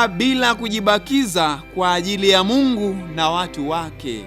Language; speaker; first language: Swahili; native; Swahili